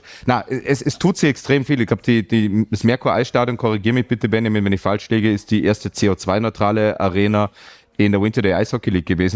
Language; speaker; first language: German; native; German